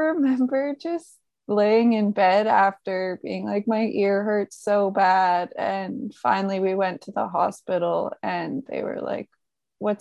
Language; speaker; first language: English; native; English